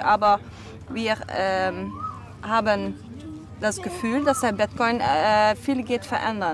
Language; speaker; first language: German; non-native, learner; Dutch